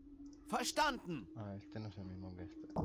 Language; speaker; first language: Spanish; native; Spanish